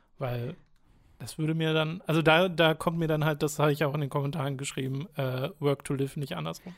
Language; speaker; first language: German; native; German